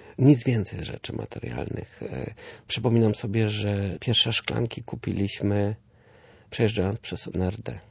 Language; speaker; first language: Polish; early bilingual, heritage; Polish